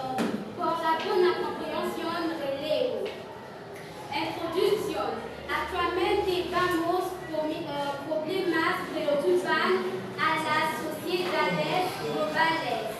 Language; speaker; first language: Spanish; non-native, learner; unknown